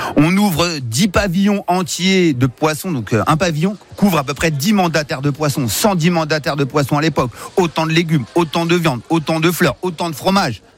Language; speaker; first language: French; native; French